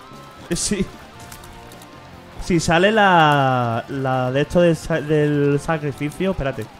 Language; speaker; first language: Spanish; native; Spanish